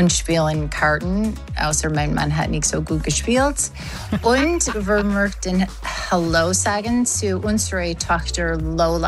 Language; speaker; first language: German; non-native, learner; English